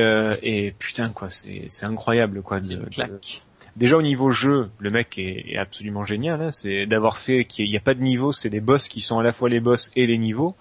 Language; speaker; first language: French; native; French